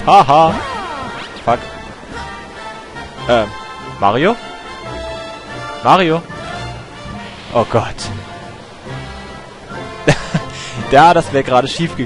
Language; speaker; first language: German; native; German